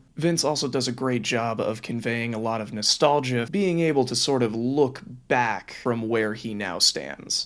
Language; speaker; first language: English; native; English